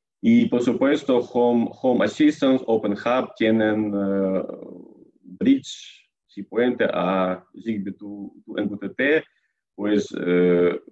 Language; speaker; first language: Spanish; non-native, learner; Russian